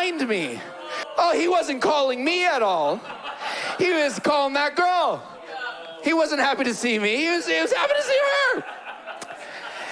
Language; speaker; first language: English; native; English